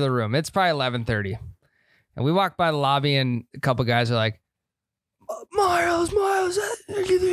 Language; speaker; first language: English; native; English